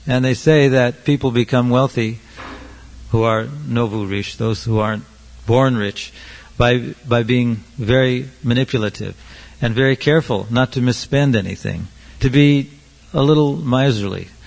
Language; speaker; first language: English; native; English